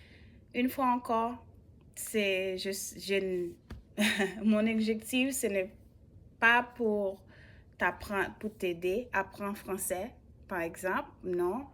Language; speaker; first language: French; non-native, learner; English